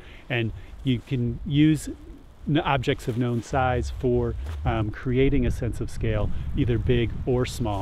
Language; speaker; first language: English; native; English